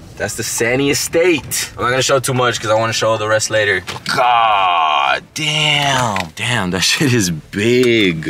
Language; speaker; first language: English; early bilingual, other home language; Spanish